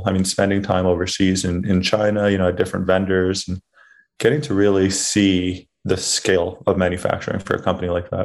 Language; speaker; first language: English; native; English